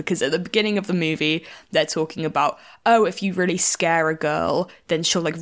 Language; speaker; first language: English; native; English